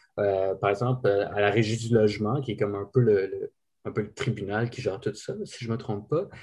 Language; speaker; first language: French; native; French